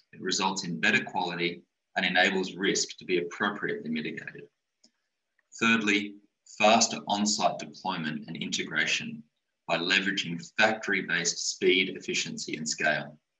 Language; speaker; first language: English; native; English